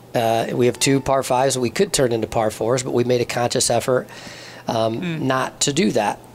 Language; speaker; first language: English; native; English